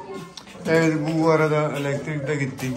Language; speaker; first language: Turkish; non-native, learner; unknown